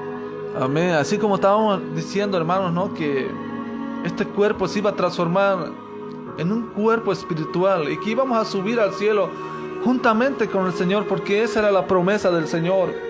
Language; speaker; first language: Spanish; native; Spanish